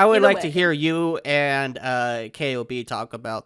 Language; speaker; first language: English; native; English